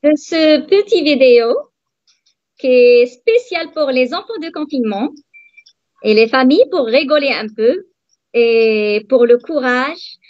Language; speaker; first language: French; non-native, learner; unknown